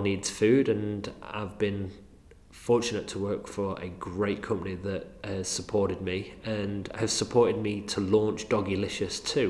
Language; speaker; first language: English; native; English